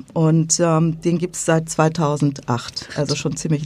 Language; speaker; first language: German; native; German